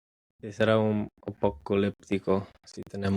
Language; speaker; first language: Spanish; non-native, learner; English